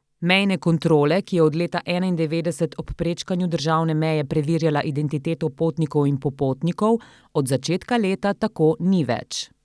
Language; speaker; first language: Slovenian; native; Slovenian